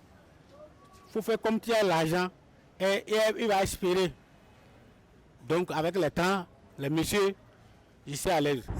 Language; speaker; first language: French; non-native, local second language; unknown